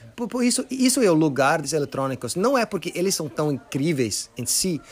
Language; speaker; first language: Portuguese; early bilingual, other home language; Arabic